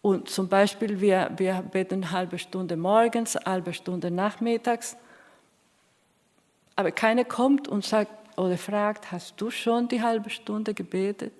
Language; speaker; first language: German; non-native, fluent; Spanish